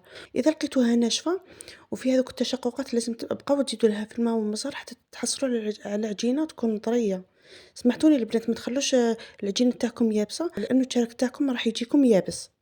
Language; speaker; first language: Arabic; native; Arabic